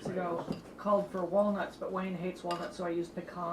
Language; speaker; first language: English; native; English